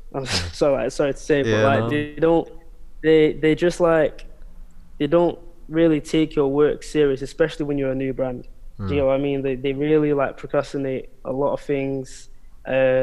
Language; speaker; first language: English; native; English